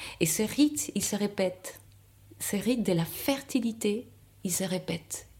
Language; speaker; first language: French; non-native, fluent; Spanish